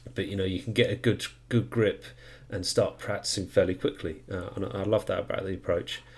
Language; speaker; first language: English; native; English